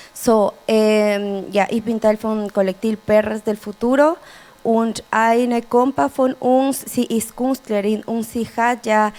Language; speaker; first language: German; non-native, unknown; Spanish